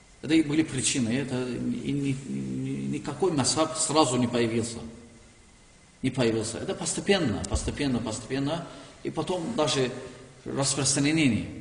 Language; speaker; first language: Russian; non-native, learner; Turkish